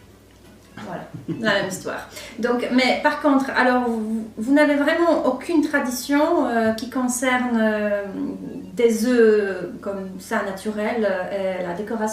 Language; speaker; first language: French; non-native, fluent; Polish